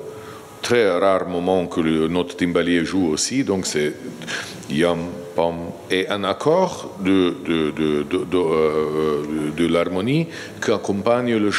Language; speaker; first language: French; non-native, fluent; Slovenian